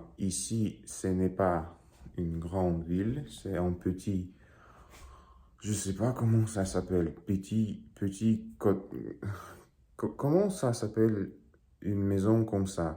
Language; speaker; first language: French; non-native, learner; Russian